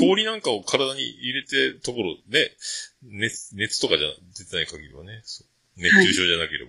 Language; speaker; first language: Japanese; native; Japanese